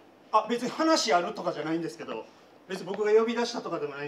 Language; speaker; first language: Japanese; native; Japanese